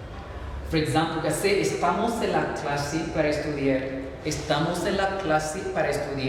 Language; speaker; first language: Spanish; non-native, learner; English